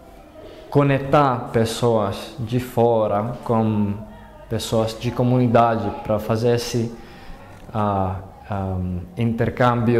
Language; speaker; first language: Portuguese; non-native, fluent; Finnish